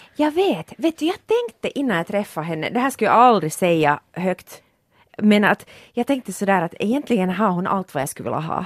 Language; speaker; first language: Swedish; native; Swedish